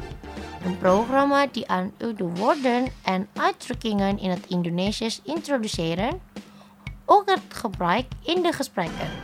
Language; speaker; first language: Dutch; non-native, learner; Indonesian